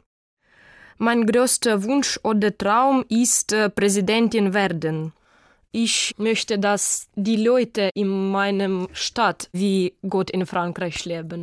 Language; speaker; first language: German; non-native, learner; Ukrainian